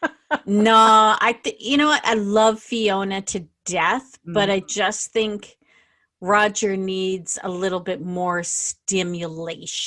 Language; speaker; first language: English; native; English